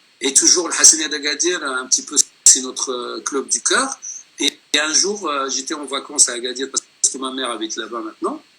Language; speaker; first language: French; non-native, local second language; Arabic